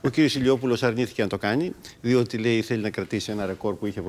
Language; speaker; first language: Greek; native; Greek